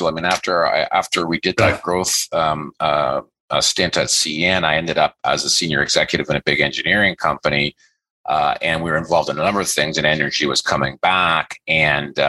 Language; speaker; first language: English; native; English